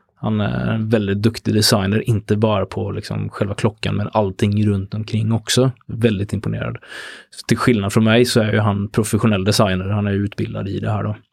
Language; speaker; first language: Swedish; native; Swedish